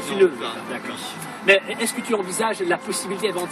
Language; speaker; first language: French; non-native, fluent; Russian